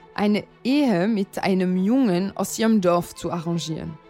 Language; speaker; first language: German; non-native, fluent; French